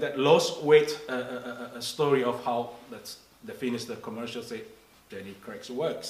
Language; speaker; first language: English; non-native, fluent; Indonesian